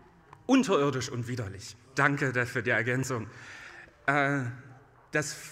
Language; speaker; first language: German; native; German